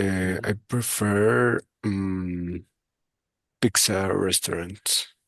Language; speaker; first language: English; non-native, learner; Spanish